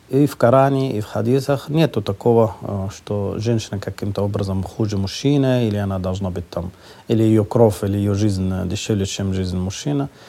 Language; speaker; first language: Russian; non-native, fluent; Persian